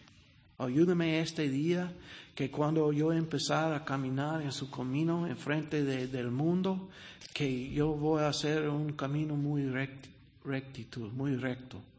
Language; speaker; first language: Spanish; non-native, learner; English